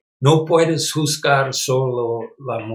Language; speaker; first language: Spanish; non-native, learner; English